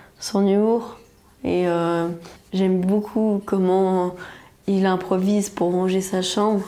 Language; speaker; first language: French; native; French